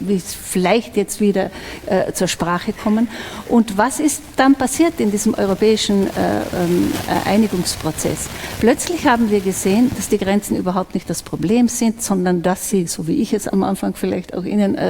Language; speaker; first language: German; non-native, local second language; Slovenian